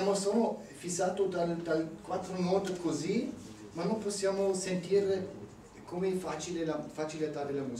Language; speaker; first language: Italian; non-native, learner; German